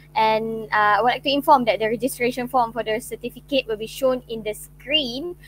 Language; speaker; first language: English; non-native, local second language; Malay